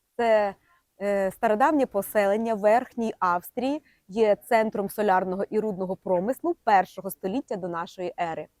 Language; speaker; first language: Ukrainian; native; Ukrainian